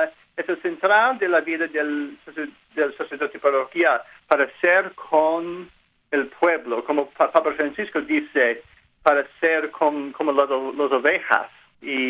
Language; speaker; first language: Spanish; non-native, learner; English